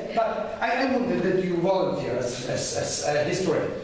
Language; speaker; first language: English; non-native, learner; Czech